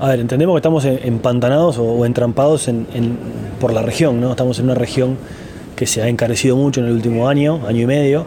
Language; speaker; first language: Spanish; native; Spanish